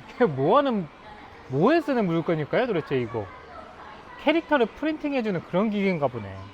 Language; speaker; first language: Korean; native; Korean